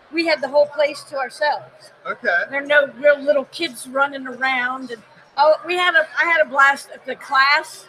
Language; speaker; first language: English; native; English